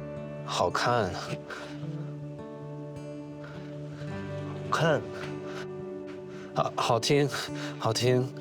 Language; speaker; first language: Chinese; non-native, learner; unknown